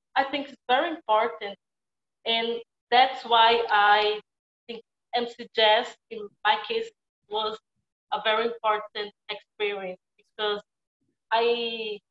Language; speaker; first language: English; non-native, fluent; Portuguese